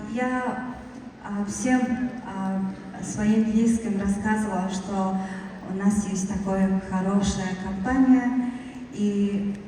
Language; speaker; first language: Russian; non-native, learner; Mongolian